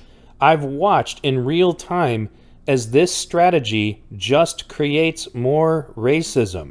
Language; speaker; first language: English; native; English